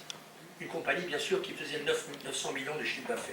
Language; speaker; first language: French; native; French